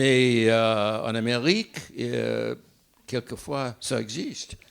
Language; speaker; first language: French; non-native, fluent; English